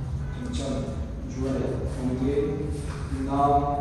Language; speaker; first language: Vietnamese; non-native, learner; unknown